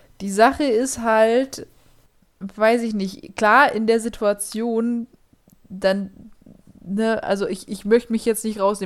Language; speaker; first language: German; native; German